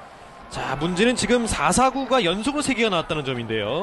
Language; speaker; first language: Korean; native; Korean